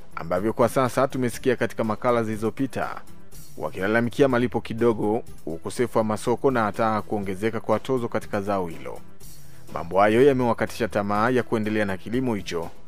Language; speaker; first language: Swahili; native; Swahili